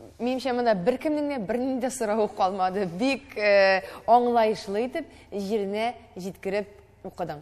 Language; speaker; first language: Tatar; native; Tatar